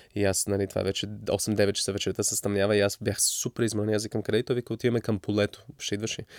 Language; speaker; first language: Bulgarian; early bilingual, heritage; English